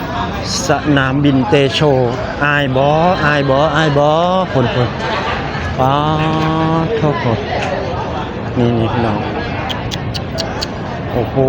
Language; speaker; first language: Thai; non-native, local second language; Lao